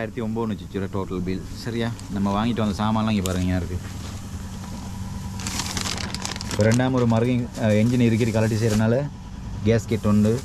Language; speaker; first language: Tamil; native; Tamil